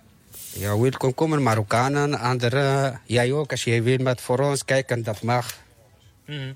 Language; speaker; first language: Dutch; non-native, learner; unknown